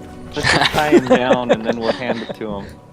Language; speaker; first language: English; native; English